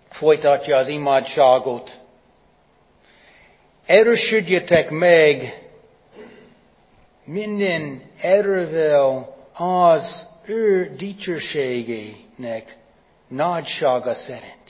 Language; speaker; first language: Hungarian; non-native, fluent; English